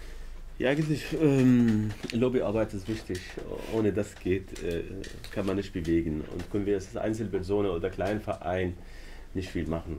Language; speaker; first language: German; non-native, learner; Arabic